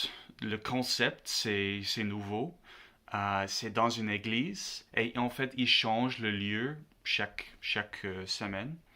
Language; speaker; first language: French; non-native, learner; English